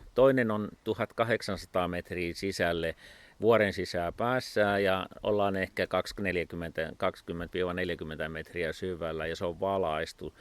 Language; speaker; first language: Finnish; native; Finnish